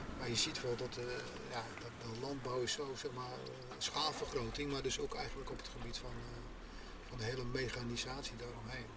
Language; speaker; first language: Dutch; native; Dutch